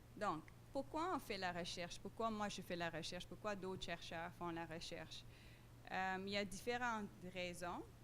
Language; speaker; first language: French; non-native, fluent; Dutch